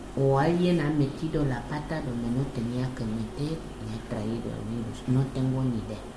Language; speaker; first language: Spanish; non-native, local second language; Fang